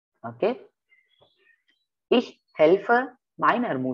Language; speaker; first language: German; non-native, fluent; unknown